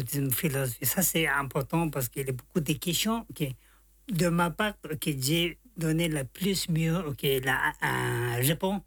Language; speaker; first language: French; non-native, learner; Tibetan